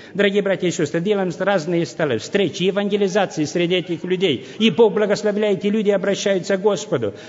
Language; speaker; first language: Russian; non-native, local second language; Romanian